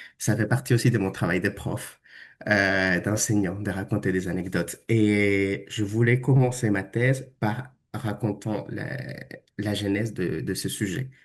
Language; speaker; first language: French; non-native, fluent; Spanish